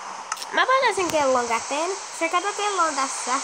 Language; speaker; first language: Finnish; native; Finnish